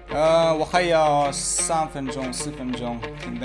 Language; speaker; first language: Chinese; non-native, learner; Russian